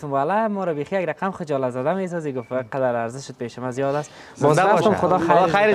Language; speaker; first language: Persian; native; Persian